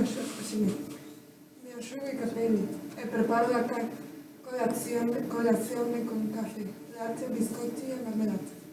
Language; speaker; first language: Italian; non-native, learner; Spanish